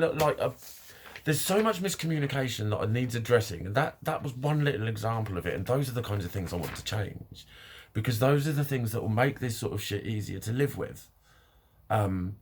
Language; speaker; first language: English; native; English